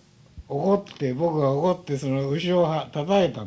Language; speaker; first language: Japanese; native; Japanese